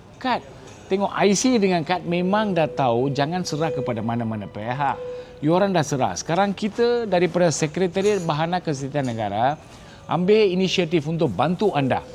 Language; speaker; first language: Malay; non-native, local second language; Tamil